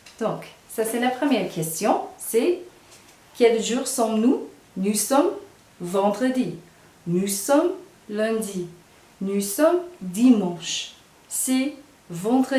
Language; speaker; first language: French; non-native, fluent; English